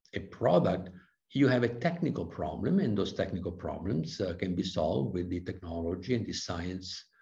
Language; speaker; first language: English; non-native, fluent; Italian